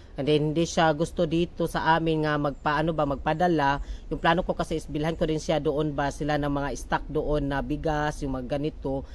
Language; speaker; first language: Filipino; non-native, local second language; Cebuano